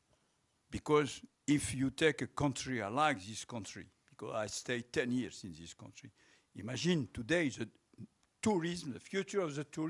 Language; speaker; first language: English; non-native, local second language; French